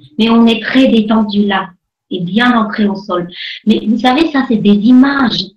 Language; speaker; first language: French; non-native, fluent; Armenian